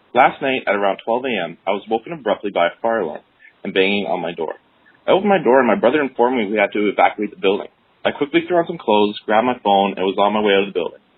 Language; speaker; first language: English; native; English